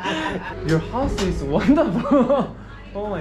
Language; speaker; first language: English; non-native, learner; Korean